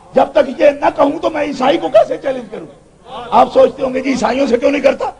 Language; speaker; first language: Urdu; non-native, local second language; Punjabi